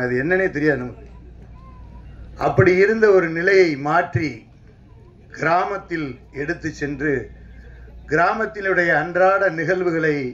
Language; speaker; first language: Tamil; native; Tamil